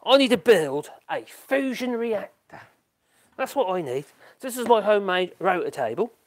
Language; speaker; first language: English; native; English